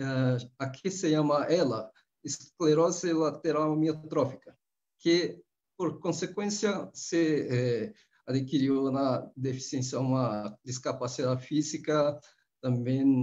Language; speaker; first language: Spanish; non-native, fluent; Portuguese